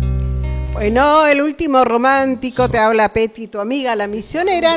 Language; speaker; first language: Spanish; native; Spanish